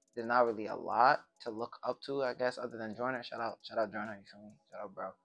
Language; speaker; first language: English; native; English